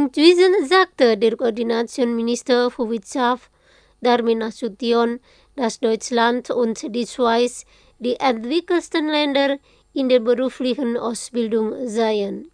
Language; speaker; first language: German; non-native, learner; Indonesian